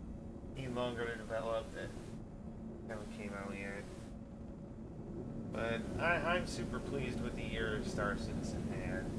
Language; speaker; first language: English; native; English